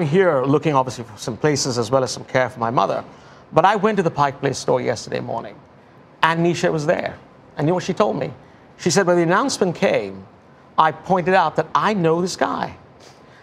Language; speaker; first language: English; non-native, local second language; Tamil